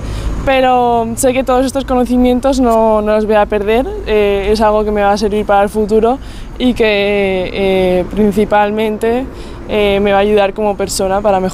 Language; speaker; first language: Spanish; native; Spanish